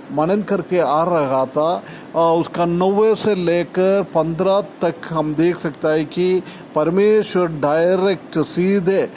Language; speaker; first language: Hindi; non-native, local second language; Malayalam